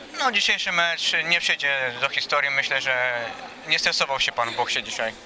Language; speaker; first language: Polish; native; Polish